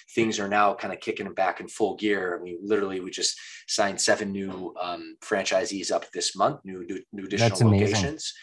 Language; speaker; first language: English; native; English